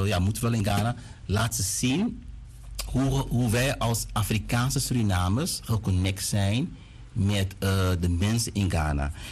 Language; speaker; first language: Dutch; native; Dutch